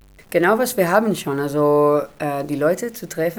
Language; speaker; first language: German; non-native, learner; Hebrew